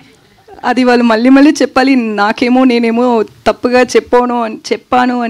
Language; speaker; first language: Telugu; non-native, learner; Tamil